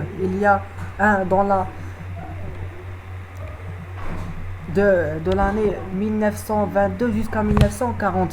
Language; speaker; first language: French; non-native, learner; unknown